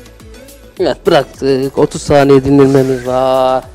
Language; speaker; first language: Turkish; native; Turkish